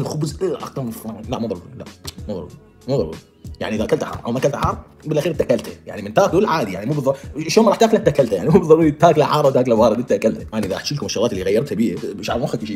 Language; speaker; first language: Arabic; native; Arabic